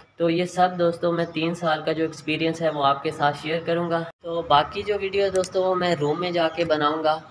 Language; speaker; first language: Urdu; native; Urdu